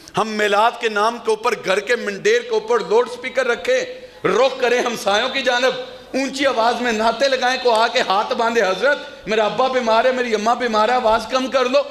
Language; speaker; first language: Urdu; non-native, local second language; Punjabi